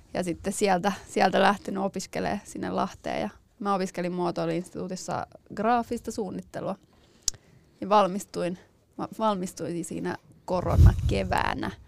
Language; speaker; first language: Finnish; native; Finnish